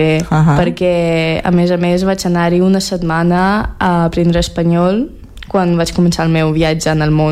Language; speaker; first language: Catalan; non-native, fluent; Russian